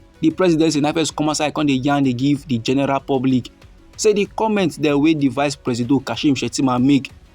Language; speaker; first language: Nigerian Pidgin; native; Nigerian Pidgin